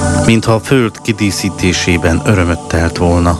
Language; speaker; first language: Hungarian; native; Hungarian